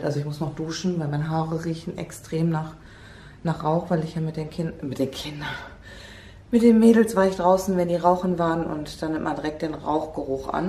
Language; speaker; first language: German; native; German